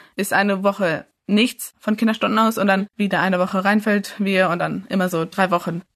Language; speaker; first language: German; early bilingual, other home language; English